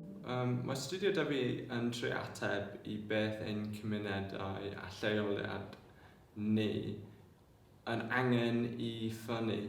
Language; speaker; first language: Welsh; non-native, local second language; English